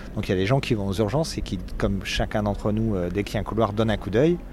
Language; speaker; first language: French; native; French